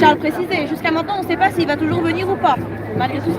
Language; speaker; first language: French; native; French